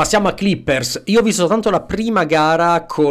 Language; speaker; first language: Italian; native; Italian